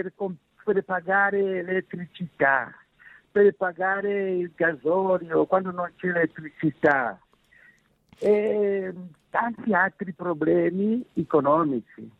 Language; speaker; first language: Italian; non-native, fluent; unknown